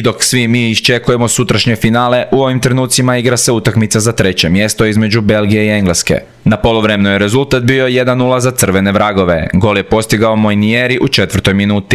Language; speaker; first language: Croatian; native; Croatian